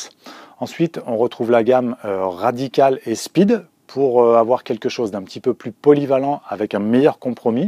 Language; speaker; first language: French; native; French